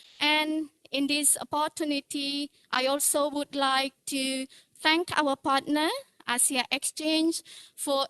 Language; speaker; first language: English; non-native, fluent; Indonesian